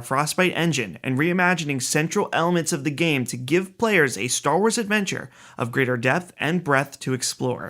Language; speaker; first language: English; native; English